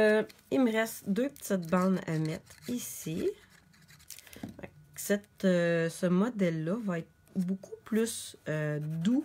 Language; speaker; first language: French; native; French